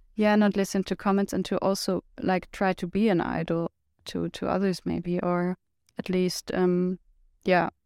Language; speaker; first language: English; non-native, fluent; German